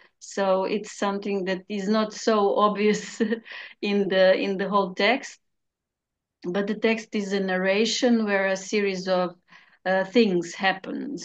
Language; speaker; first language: English; non-native, learner; Serbian